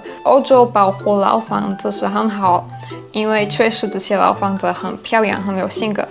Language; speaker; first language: Chinese; non-native, fluent; Slovak